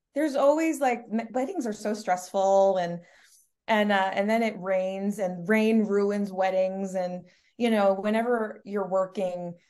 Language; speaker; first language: English; native; English